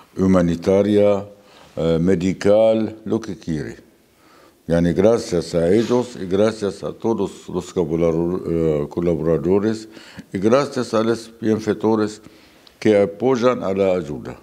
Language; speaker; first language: Spanish; non-native, fluent; Arabic